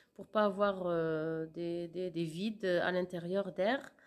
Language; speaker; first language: French; non-native, local second language; Arabic